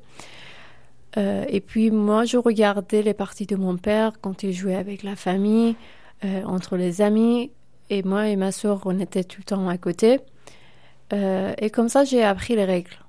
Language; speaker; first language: French; non-native, fluent; Persian